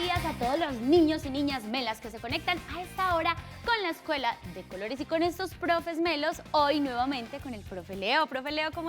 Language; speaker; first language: Spanish; native; Spanish